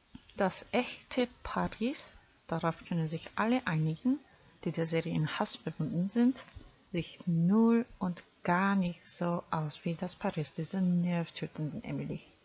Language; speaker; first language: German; non-native, fluent; Korean